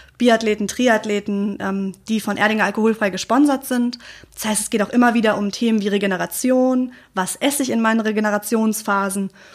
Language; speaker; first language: German; native; German